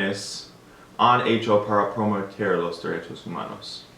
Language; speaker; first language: Spanish; non-native, learner; English